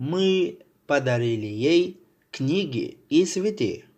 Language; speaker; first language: Russian; non-native, fluent; Tajik